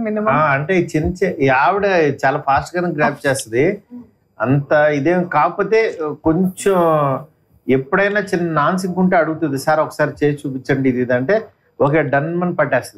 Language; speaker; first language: Telugu; native; Telugu